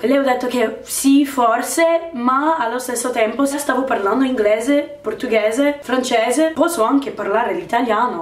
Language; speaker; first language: Italian; non-native, fluent; Portuguese